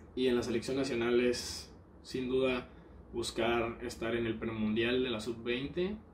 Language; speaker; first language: Spanish; native; Spanish